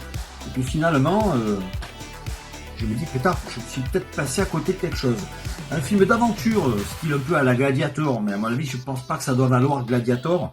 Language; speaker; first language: French; native; French